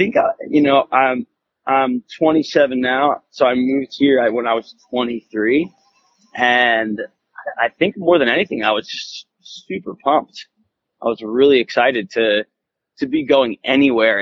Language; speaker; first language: English; native; English